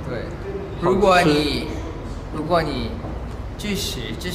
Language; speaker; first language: Chinese; non-native, learner; Thai